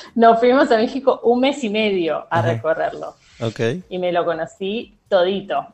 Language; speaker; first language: Spanish; native; Spanish